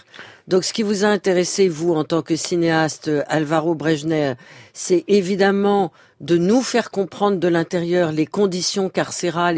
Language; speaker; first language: French; native; French